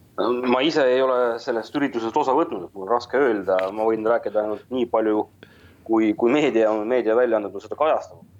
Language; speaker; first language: Estonian; non-native, local second language; Russian